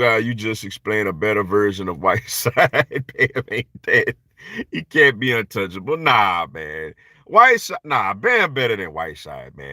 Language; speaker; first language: English; native; English